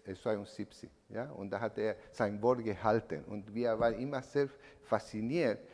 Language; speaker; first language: German; non-native, learner; Spanish